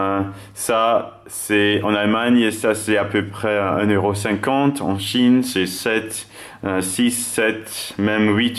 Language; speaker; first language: French; non-native, fluent; German